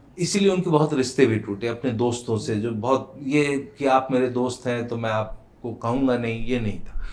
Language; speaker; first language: Hindi; native; Hindi